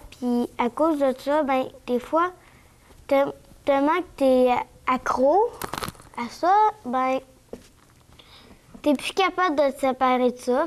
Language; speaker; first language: French; native; French